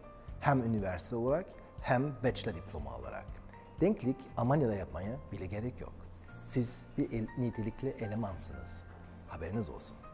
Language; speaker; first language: Turkish; non-native, learner; German